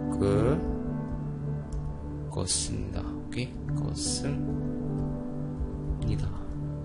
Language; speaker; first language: Korean; non-native, fluent; Indonesian